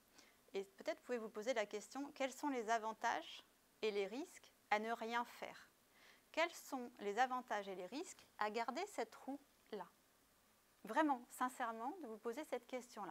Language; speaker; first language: French; native; French